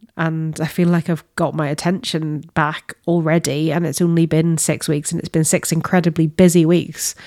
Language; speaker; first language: English; native; English